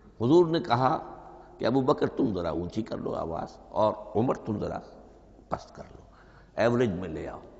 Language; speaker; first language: Urdu; native; Urdu